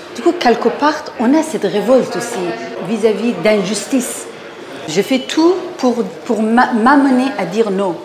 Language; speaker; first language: French; non-native, fluent; Persian